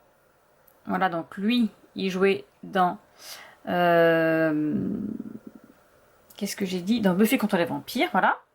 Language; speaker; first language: French; native; French